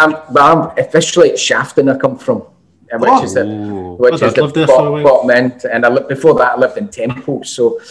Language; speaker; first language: English; native; English